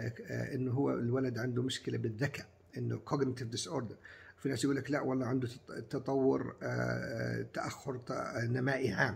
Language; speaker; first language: Arabic; native; Arabic